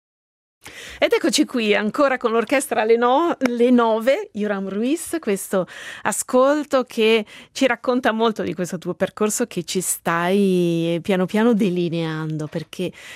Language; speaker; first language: Italian; native; Italian